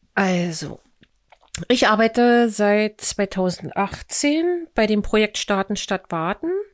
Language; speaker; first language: German; native; German